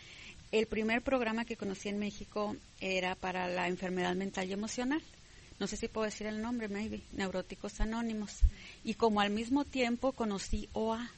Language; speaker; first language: Spanish; native; Spanish